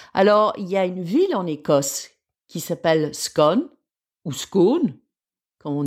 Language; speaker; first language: French; non-native, fluent; English